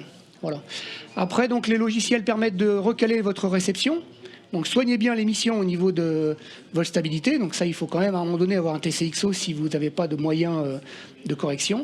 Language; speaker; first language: French; native; French